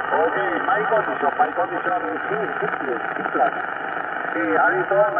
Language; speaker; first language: English; non-native, learner; Spanish